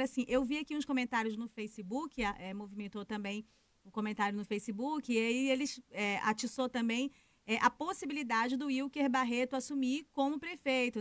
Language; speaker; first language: Portuguese; native; Portuguese